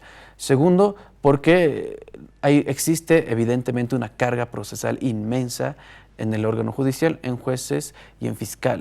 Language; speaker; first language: Spanish; native; Spanish